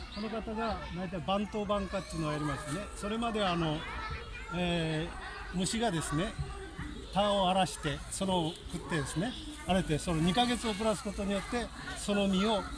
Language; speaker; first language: Japanese; native; Japanese